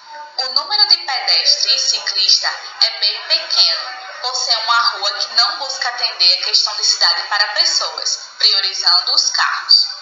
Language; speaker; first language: Portuguese; native; Portuguese